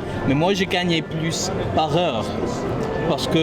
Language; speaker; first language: French; non-native, fluent; English